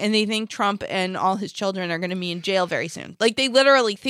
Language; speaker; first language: English; native; English